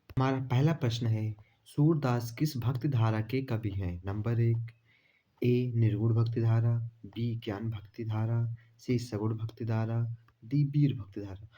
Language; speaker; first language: Hindi; native; Hindi